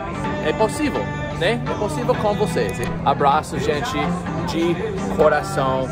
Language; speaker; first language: Portuguese; non-native, fluent; English